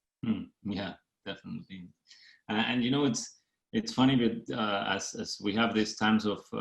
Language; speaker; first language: English; non-native, fluent; Spanish